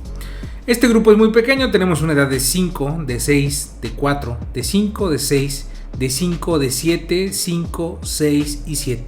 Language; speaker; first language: Spanish; native; Spanish